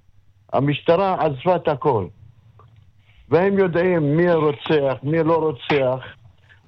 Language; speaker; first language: Hebrew; non-native, local second language; Arabic